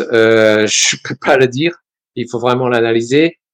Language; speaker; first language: French; non-native, fluent; Serbian